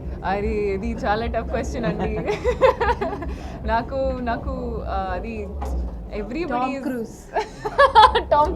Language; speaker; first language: Telugu; non-native, learner; Haryanvi